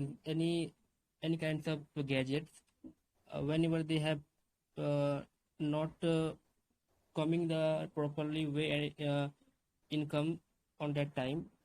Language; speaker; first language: English; non-native, learner; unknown